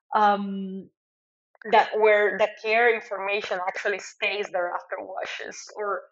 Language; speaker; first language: English; non-native, fluent; Spanish